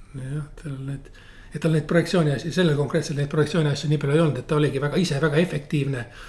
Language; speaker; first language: Estonian; native; Estonian